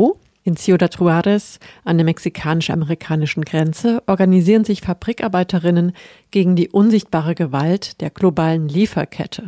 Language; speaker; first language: German; native; German